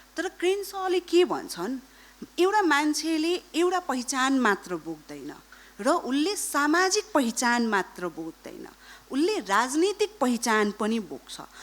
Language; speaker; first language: Nepali; non-native, local second language; Marwari